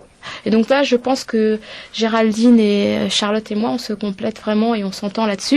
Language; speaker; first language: French; native; French